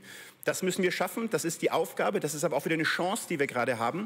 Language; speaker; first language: German; native; German